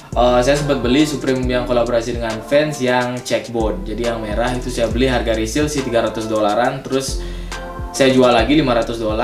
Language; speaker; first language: Indonesian; native; Indonesian